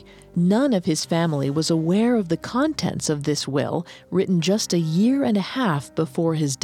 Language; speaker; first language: English; native; English